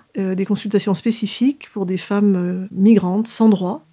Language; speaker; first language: French; native; French